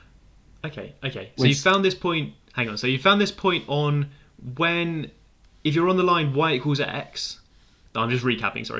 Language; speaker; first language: English; native; English